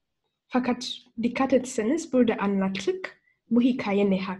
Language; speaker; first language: Turkish; non-native, fluent; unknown